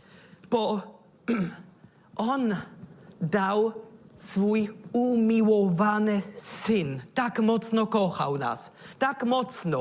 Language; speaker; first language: Polish; non-native, learner; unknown